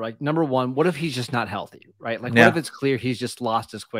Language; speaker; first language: English; native; English